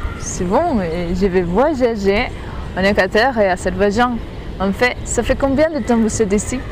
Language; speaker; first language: French; non-native, learner; Spanish